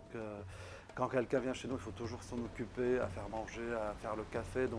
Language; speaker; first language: French; non-native, local second language; Arabic